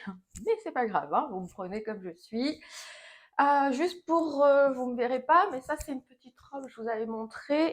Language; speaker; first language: French; native; French